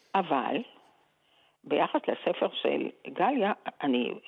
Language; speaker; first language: Hebrew; native; Hebrew